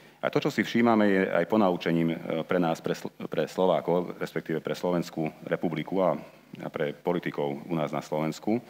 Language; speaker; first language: Slovak; non-native, local second language; Hungarian